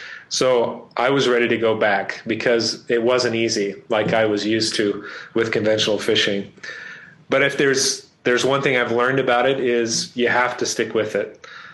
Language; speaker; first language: English; native; English